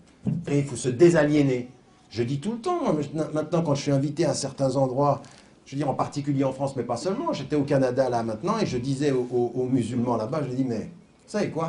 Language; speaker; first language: French; native; French